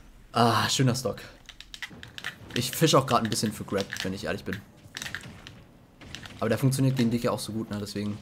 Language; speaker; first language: German; native; German